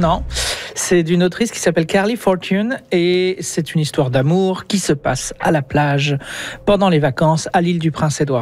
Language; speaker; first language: French; native; French